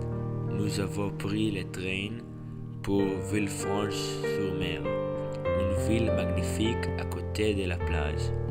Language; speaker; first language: French; non-native, learner; English